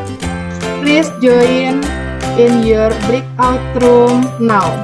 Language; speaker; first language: English; non-native, fluent; Indonesian